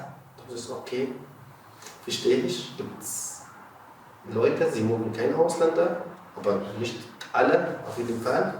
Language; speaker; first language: German; non-native, learner; Arabic